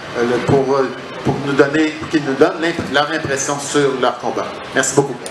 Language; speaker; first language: French; native; French